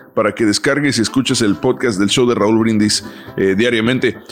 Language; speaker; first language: Spanish; early bilingual, heritage; Spanish